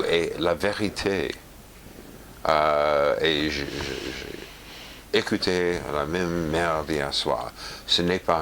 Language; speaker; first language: French; non-native, fluent; English